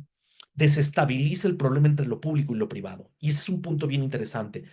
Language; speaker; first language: Spanish; native; Spanish